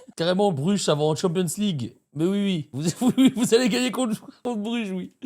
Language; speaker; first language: French; native; French